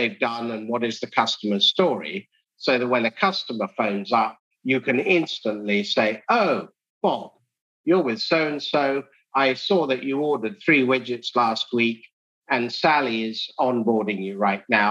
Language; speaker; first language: English; native; English